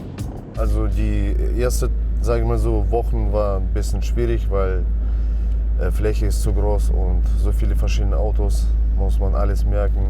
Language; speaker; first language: German; non-native, fluent; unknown